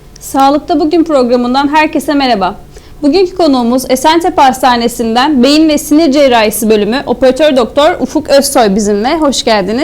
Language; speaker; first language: Turkish; native; Turkish